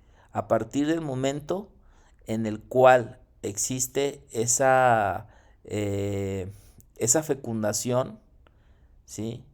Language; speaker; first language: Spanish; native; Spanish